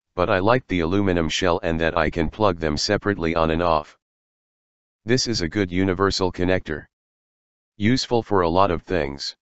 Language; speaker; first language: English; non-native, fluent; German